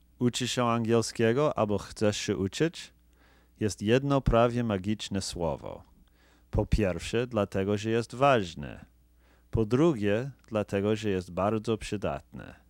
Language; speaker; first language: Polish; non-native, fluent; English